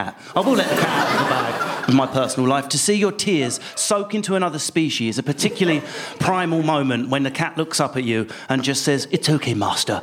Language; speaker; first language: English; native; English